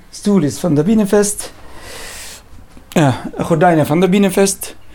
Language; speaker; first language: Dutch; non-native, learner; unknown